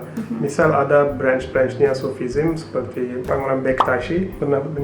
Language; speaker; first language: Indonesian; non-native, fluent; Turkish